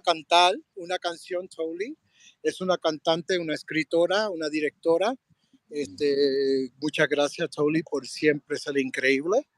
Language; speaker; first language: Spanish; early bilingual, heritage; Spanish